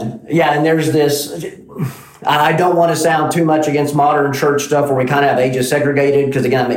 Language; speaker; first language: English; native; English